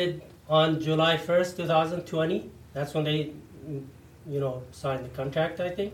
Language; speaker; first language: English; non-native, fluent; Arabic